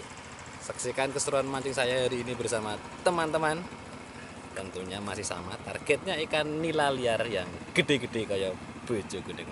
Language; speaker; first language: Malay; non-native, local second language; Javanese